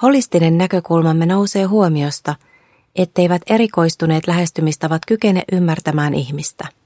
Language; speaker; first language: Finnish; native; Finnish